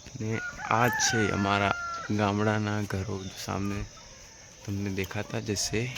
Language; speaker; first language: Gujarati; non-native, local second language; Bhili